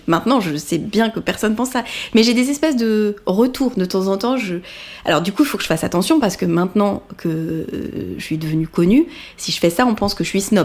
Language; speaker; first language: French; native; French